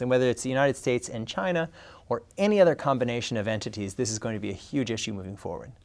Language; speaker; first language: English; native; English